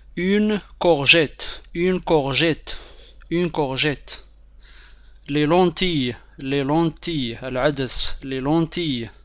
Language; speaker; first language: French; non-native, fluent; Arabic